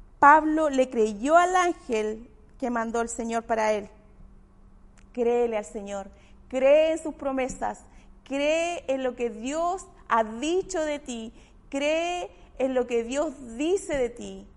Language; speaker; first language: Spanish; native; Spanish